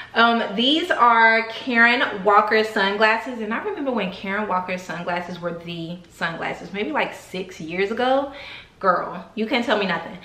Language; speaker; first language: English; native; English